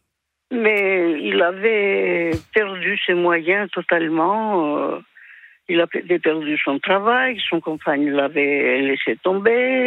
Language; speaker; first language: French; early bilingual, other home language; Greek